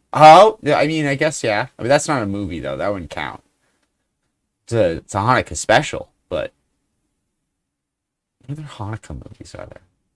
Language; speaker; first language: English; native; English